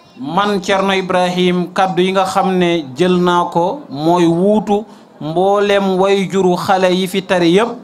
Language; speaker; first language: Wolof; non-native, local second language; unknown